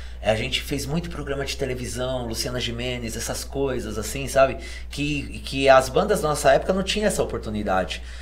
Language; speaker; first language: Portuguese; native; Portuguese